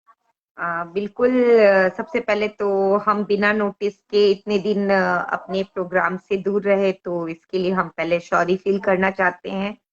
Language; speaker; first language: Hindi; native; Hindi